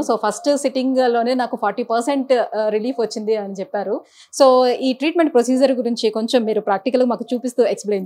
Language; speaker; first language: Telugu; native; Telugu